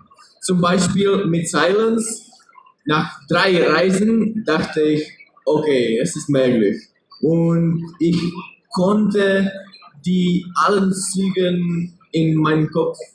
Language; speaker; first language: German; non-native, learner; Czech